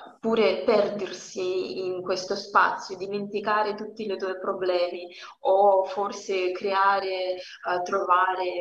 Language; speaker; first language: Italian; non-native, learner; Russian